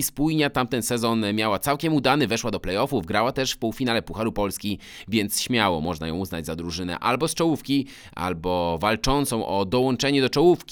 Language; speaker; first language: Polish; native; Polish